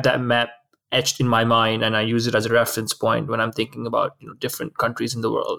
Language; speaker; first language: English; non-native, local second language; Urdu